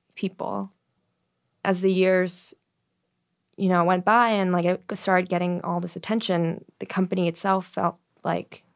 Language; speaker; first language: English; native; English